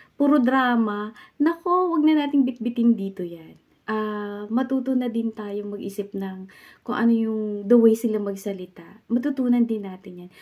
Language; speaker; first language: Filipino; native; Filipino